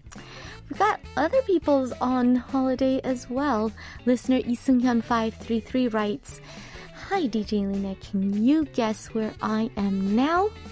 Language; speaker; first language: English; early bilingual, other home language; Korean